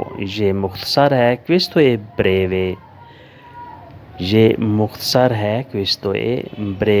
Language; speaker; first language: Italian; non-native, learner; Urdu